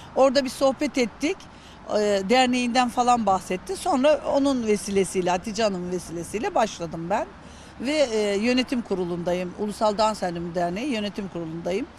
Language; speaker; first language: Turkish; native; Turkish